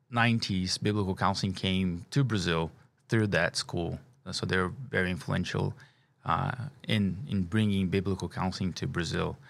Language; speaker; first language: English; non-native, fluent; Portuguese